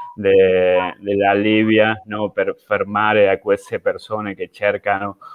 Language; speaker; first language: Italian; non-native, fluent; Spanish